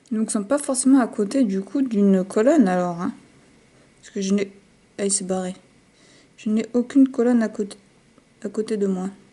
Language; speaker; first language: French; native; French